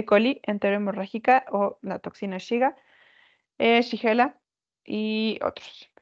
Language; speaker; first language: Spanish; native; Spanish